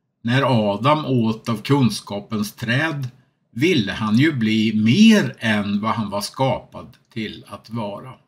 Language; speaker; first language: Swedish; native; Swedish